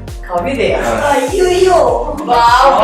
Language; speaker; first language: Tamil; native; Tamil